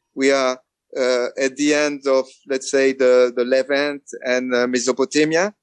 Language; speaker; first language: English; non-native, fluent; French